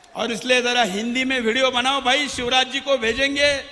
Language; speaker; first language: Hindi; non-native, local second language; Marathi